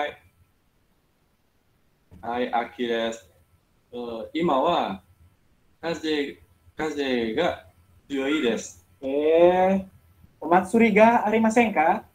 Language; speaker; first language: Japanese; non-native, learner; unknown